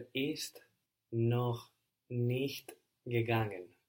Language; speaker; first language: German; non-native, learner; English